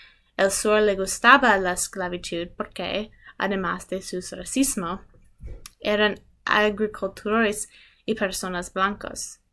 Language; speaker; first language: Spanish; non-native, learner; English